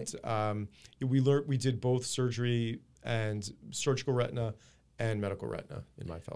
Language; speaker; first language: English; native; English